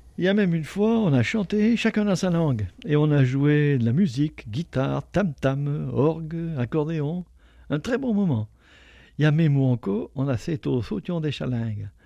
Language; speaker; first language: French; native; French